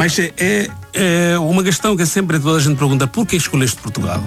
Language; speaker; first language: Portuguese; non-native, learner; Bangla